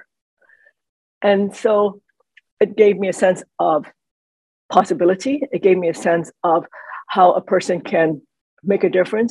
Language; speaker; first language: English; non-native, local second language; Cantonese